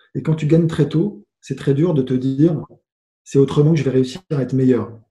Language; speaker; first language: French; native; French